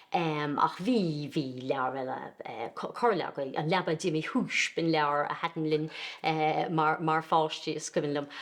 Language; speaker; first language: Irish; native; Irish